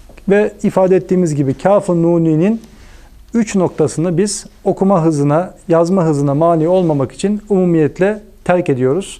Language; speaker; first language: Turkish; native; Turkish